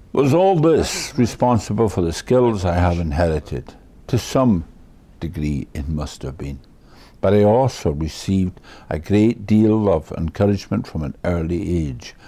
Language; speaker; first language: English; native; English